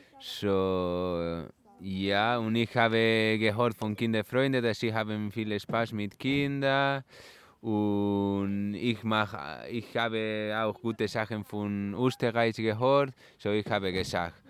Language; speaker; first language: German; non-native, learner; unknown